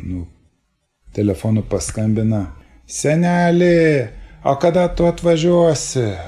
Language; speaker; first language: Lithuanian; native; Lithuanian